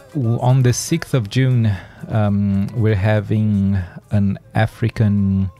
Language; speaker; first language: English; non-native, fluent; Portuguese